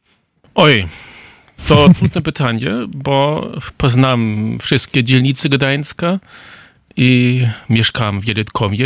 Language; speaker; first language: Polish; non-native, fluent; German